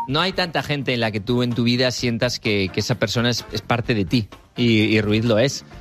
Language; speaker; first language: Spanish; native; Spanish